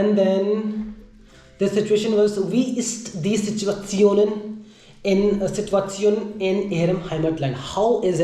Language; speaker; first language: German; non-native, learner; Hindi